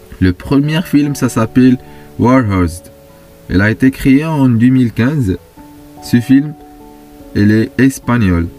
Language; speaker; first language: French; non-native, fluent; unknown